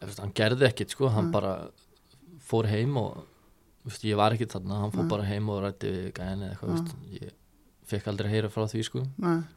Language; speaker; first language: Icelandic; early bilingual, other home language; Serbian